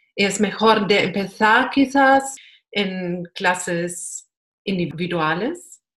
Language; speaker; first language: Spanish; non-native, learner; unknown